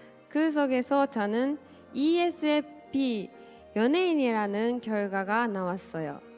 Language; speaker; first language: Korean; non-native, fluent; Japanese